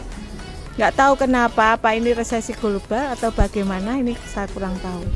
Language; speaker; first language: Indonesian; native; Indonesian